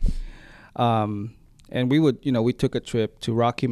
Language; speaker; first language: English; non-native, local second language; Waray